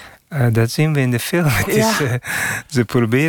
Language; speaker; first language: Dutch; non-native, fluent; Persian